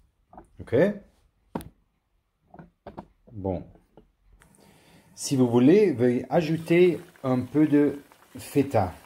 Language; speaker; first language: French; non-native, learner; German